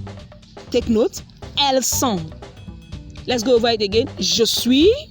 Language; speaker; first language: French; non-native, fluent; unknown